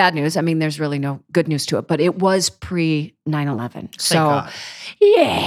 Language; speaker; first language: English; native; English